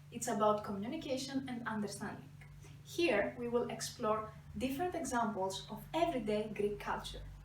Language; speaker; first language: English; non-native, fluent; Greek